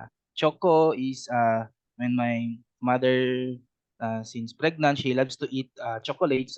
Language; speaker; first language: English; non-native, learner; Cebuano